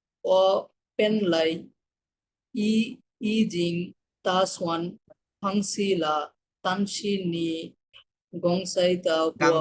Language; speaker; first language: Chinese; non-native, learner; Bangla